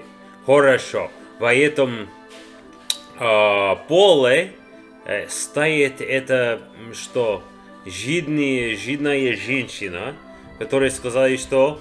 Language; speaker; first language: Russian; non-native, learner; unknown